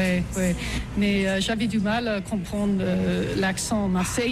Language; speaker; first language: French; non-native, fluent; English